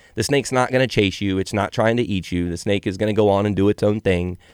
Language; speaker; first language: English; native; English